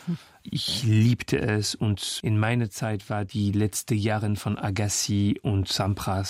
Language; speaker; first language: German; non-native, fluent; French